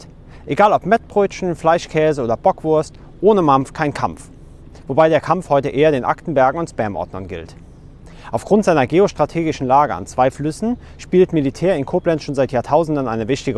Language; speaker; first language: German; native; German